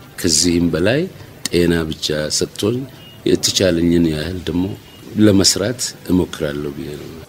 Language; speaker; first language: Amharic; non-native, local second language; Oromo